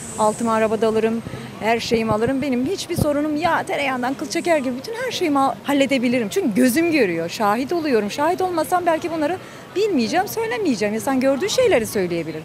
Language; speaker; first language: Turkish; native; Turkish